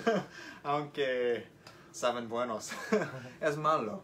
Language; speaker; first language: Spanish; non-native, learner; English